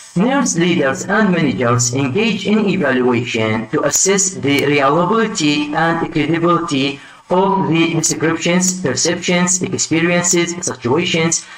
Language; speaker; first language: English; non-native, fluent; Arabic